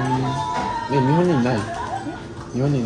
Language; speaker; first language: Japanese; non-native, learner; Indonesian